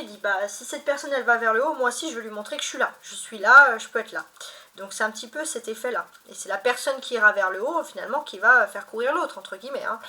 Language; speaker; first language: French; native; French